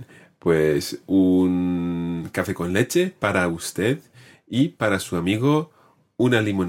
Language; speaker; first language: Spanish; non-native, fluent; English